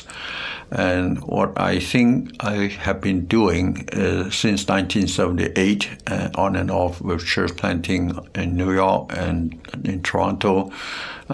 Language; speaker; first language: English; non-native, local second language; Cantonese